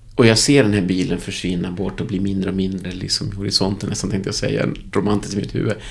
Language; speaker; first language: Swedish; early bilingual, other home language; Spanish